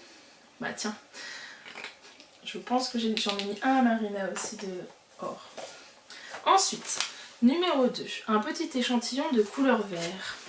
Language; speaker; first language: French; native; French